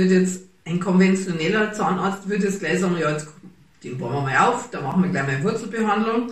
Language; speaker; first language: German; native; German